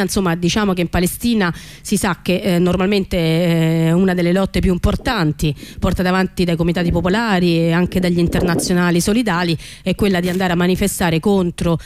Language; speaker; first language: Italian; native; Italian